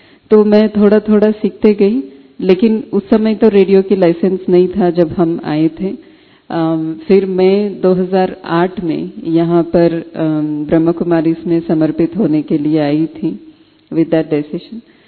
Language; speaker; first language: Hindi; non-native, fluent; Telugu